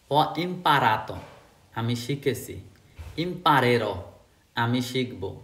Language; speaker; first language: Italian; non-native, fluent; Bangla